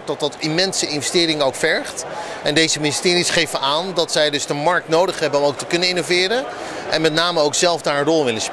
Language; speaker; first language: Dutch; native; Dutch